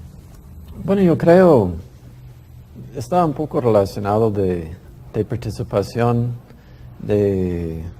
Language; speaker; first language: Spanish; non-native, fluent; English